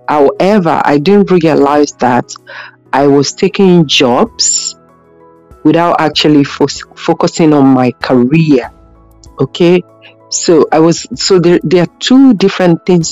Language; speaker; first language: English; non-native, local second language; Yoruba